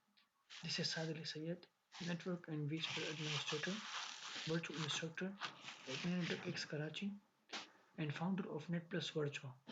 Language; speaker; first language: English; non-native, local second language; Urdu